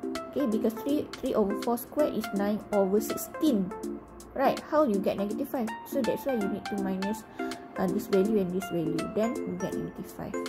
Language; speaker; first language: English; non-native, local second language; Malay